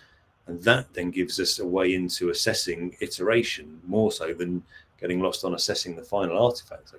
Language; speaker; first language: English; native; English